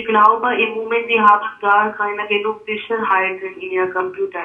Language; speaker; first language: German; non-native, learner; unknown